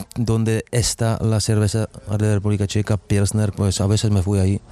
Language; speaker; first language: Spanish; non-native, fluent; Czech